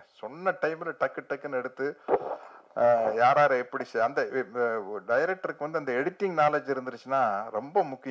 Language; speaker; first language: Tamil; native; Tamil